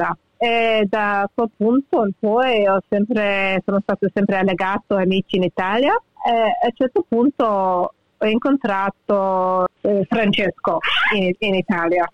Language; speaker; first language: Italian; early bilingual, heritage; English